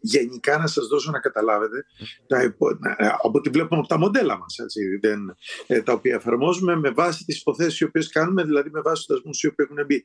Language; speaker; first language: Greek; native; Greek